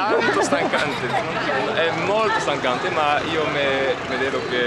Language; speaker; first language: Italian; non-native, learner; Dutch